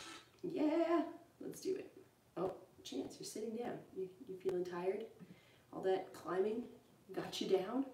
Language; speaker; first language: English; native; English